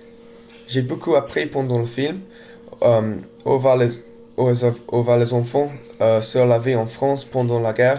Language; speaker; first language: French; non-native, learner; English